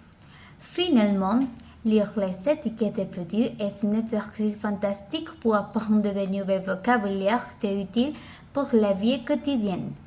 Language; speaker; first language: French; non-native, learner; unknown